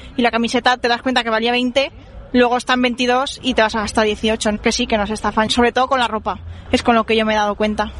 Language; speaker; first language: Spanish; native; Spanish